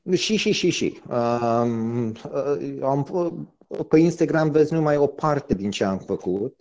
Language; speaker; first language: Romanian; early bilingual, heritage; Romanian